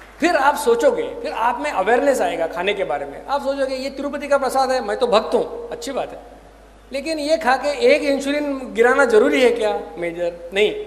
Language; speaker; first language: Hindi; non-native, local second language; Marathi